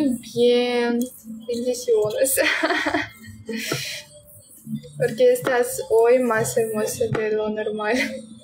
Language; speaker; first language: Spanish; non-native, learner; Russian